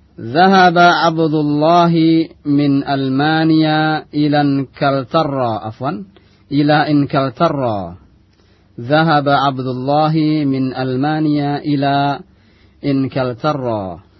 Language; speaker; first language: Arabic; non-native, fluent; Indonesian